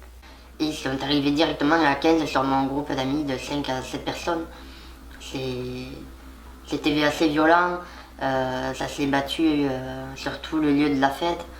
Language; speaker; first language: French; native; French